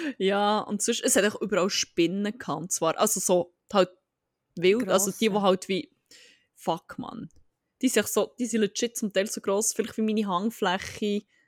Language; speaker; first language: German; native; German